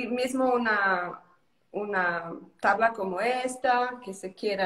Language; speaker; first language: Spanish; non-native, learner; Portuguese